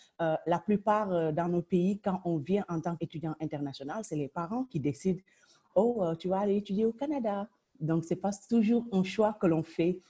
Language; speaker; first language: French; non-native, local second language; Wolof